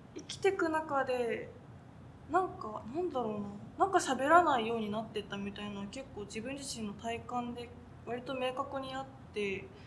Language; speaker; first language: Japanese; native; Japanese